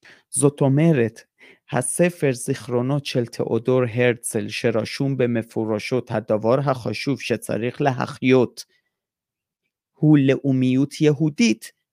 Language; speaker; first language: Hebrew; non-native, fluent; Persian